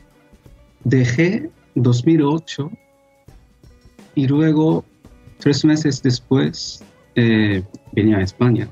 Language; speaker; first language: Spanish; non-native, fluent; Japanese